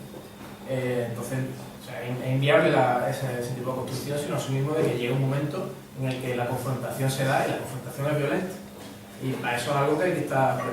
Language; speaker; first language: Spanish; native; Spanish